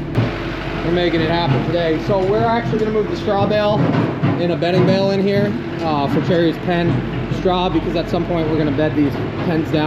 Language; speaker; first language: English; native; English